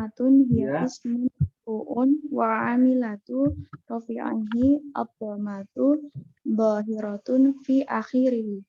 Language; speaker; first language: Arabic; non-native, learner; Indonesian